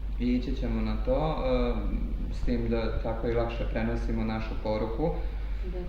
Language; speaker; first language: Serbian; non-native, local second language; Hungarian